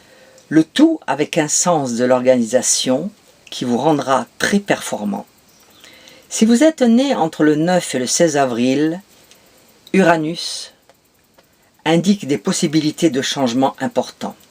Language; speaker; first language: French; native; French